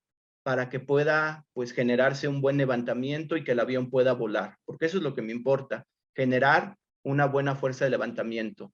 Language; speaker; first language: Spanish; native; Spanish